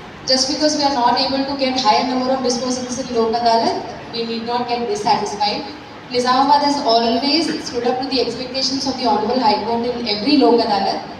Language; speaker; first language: English; non-native, local second language; Telugu